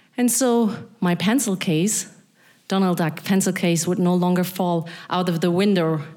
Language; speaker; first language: English; non-native, fluent; German